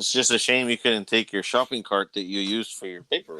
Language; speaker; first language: English; native; English